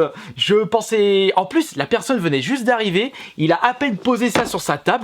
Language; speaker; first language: French; native; French